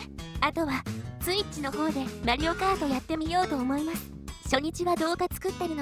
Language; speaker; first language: Japanese; native; Japanese